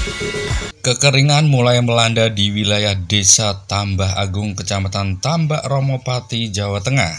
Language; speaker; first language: Indonesian; native; Indonesian